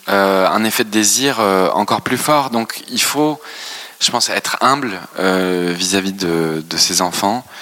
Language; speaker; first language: French; native; French